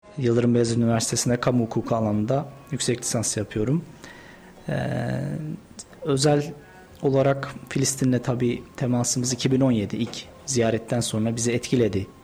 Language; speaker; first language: Turkish; native; Turkish